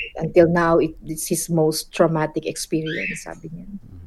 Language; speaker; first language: English; non-native, local second language; Filipino